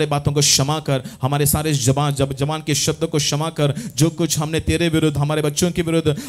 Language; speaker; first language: Hindi; non-native, local second language; Tamil